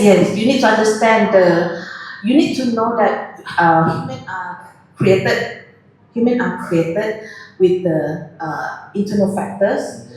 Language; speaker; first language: English; non-native, learner; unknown